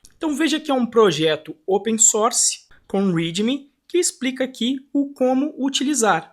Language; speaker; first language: Portuguese; native; Portuguese